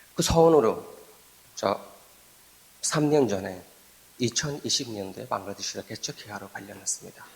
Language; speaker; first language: Korean; non-native, fluent; Bangla